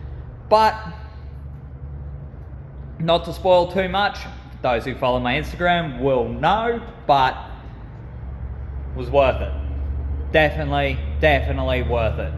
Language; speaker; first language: English; native; English